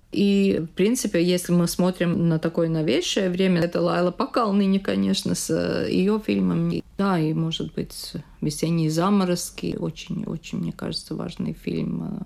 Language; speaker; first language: Russian; non-native, local second language; Latvian